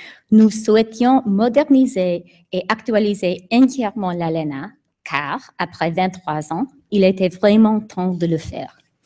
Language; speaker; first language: French; non-native, fluent; English